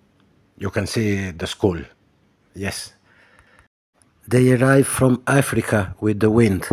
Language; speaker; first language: English; non-native, learner; Spanish